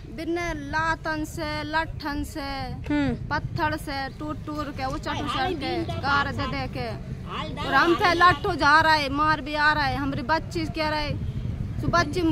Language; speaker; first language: Hindi; native; Hindi